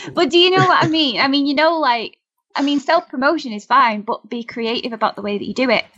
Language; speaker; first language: English; native; English